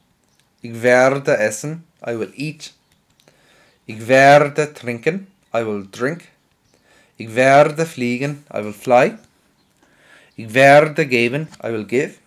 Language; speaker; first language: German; non-native, fluent; English